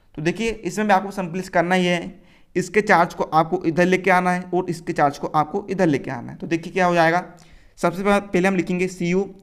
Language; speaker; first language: Hindi; native; Hindi